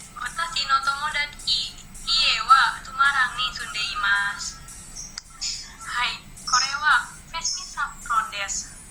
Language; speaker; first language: Japanese; non-native, learner; Indonesian